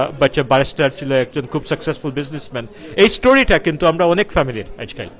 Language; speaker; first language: Bangla; early bilingual, heritage; Sylheti